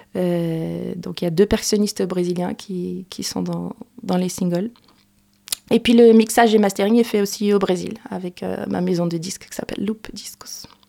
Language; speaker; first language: French; non-native, fluent; Portuguese